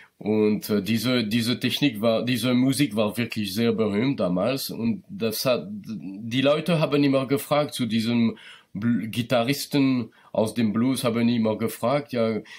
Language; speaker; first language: German; non-native, local second language; French